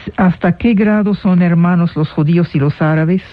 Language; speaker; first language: Spanish; non-native, fluent; Arabic